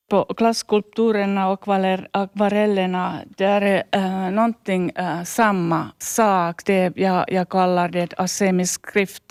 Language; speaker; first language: Swedish; non-native, local second language; Finnish